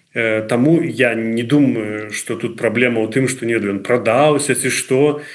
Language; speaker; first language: Belarusian; non-native, local second language; Russian